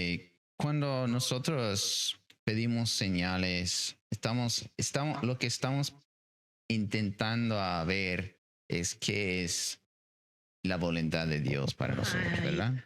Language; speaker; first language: Spanish; non-native, fluent; English